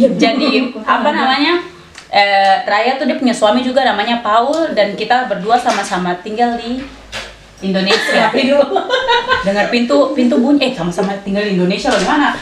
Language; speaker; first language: Indonesian; native; Indonesian